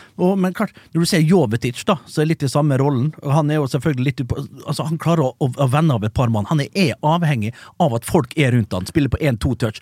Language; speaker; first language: Norwegian; native; Norwegian